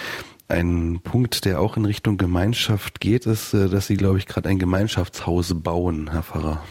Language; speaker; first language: German; native; German